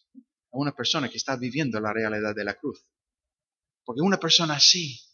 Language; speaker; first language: Spanish; non-native, fluent; English